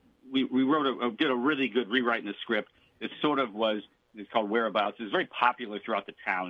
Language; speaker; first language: English; native; English